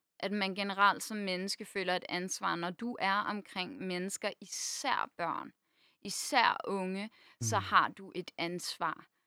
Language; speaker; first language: Danish; native; Danish